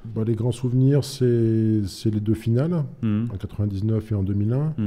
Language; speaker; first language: French; native; French